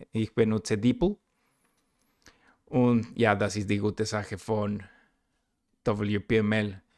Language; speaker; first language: German; non-native, learner; Spanish